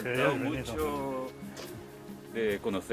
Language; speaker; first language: Spanish; non-native, learner; Korean